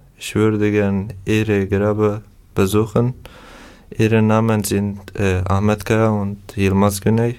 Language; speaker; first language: German; non-native, learner; Turkish